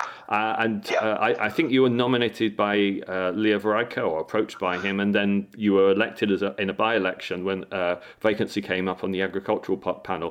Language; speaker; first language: English; native; English